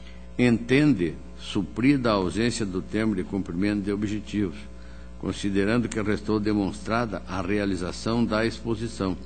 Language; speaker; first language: Portuguese; native; Portuguese